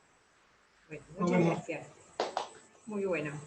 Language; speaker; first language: Spanish; native; Spanish